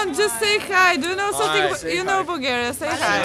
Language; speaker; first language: English; non-native, learner; Bulgarian